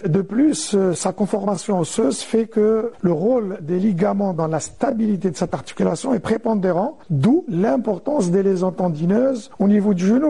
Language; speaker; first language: French; non-native, local second language; Arabic